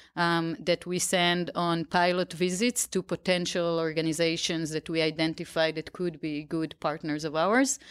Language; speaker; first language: English; non-native, fluent; Hebrew